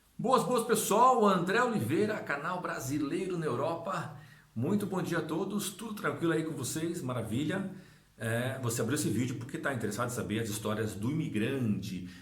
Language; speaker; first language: Portuguese; native; Portuguese